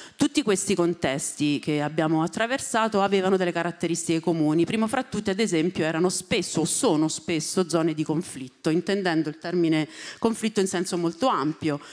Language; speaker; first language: Italian; native; Italian